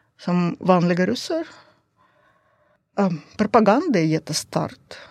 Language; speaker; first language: Swedish; non-native, learner; Russian